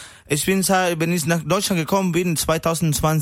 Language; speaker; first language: German; non-native, learner; Spanish